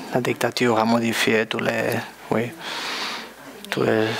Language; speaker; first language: French; non-native, learner; Spanish